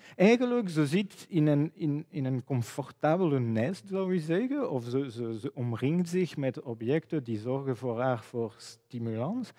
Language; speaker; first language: Dutch; non-native, fluent; French